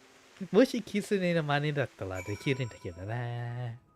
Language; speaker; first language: Japanese; non-native, fluent; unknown